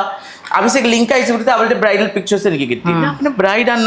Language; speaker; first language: Malayalam; non-native, fluent; Assamese